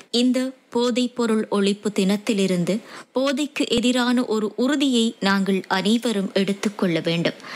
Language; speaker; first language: Tamil; native; Tamil